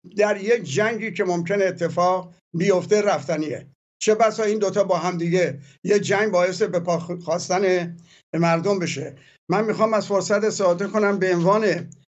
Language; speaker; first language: Persian; native; Persian